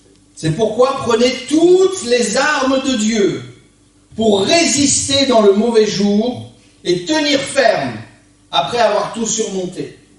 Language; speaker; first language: French; native; French